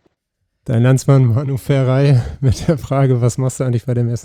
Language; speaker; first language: German; native; German